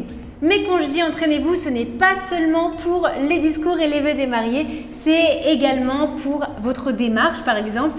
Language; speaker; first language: French; native; French